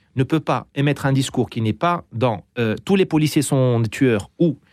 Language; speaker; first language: French; non-native, local second language; Arabic